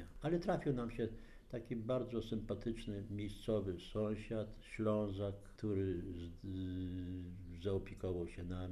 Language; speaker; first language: Polish; native; Polish